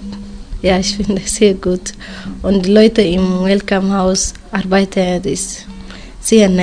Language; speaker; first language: German; non-native, learner; Somali